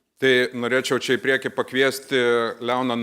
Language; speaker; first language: Lithuanian; native; Lithuanian